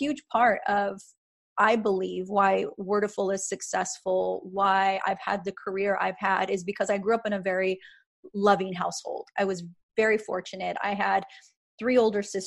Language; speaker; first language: English; native; English